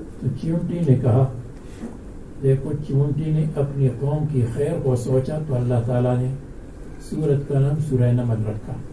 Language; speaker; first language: Urdu; non-native, local second language; Pashto